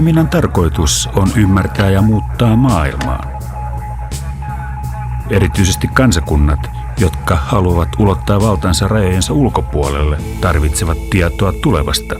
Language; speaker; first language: Finnish; native; Finnish